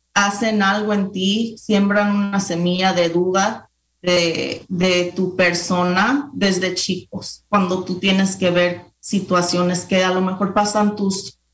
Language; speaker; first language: Spanish; early bilingual, heritage; Spanish